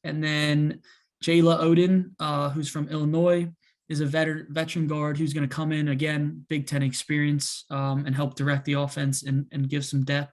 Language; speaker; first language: English; native; English